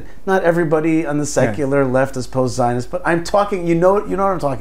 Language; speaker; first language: English; early bilingual, other home language; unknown